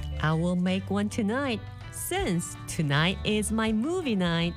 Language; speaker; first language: English; non-native, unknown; Korean